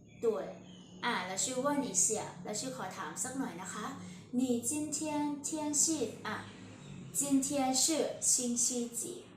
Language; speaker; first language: Chinese; non-native, fluent; Thai